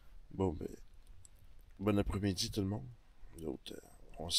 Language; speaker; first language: French; native; French